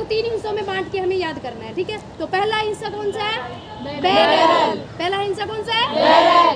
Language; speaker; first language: Hindi; native; Hindi